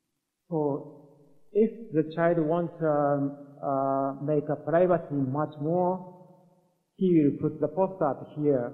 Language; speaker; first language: English; non-native, learner; Japanese